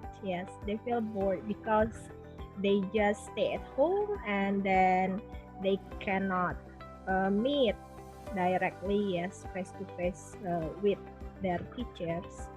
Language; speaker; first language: English; non-native, local second language; Indonesian